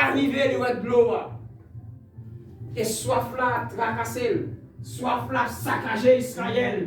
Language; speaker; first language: French; non-native, local second language; Haitian Creole